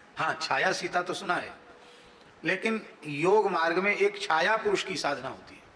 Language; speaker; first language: Hindi; native; Hindi